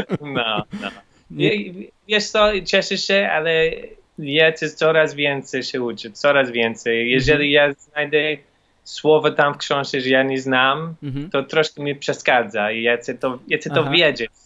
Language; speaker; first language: Polish; non-native, learner; English